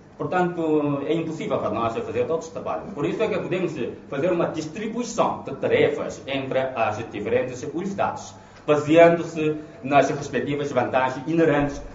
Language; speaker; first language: Portuguese; non-native, fluent; Chinese